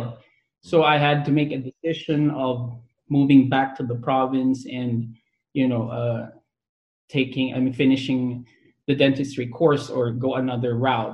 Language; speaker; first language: English; non-native, local second language; Pangasinan